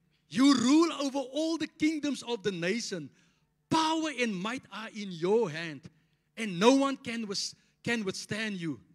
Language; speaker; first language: English; non-native, local second language; Afrikaans